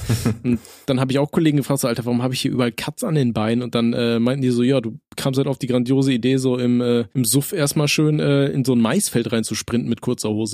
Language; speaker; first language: German; native; German